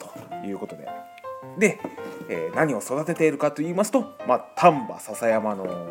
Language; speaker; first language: Japanese; native; Japanese